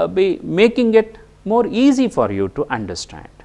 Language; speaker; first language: English; non-native, local second language; Kannada